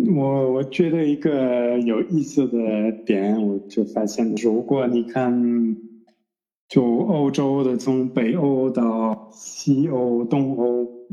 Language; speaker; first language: Chinese; non-native, fluent; French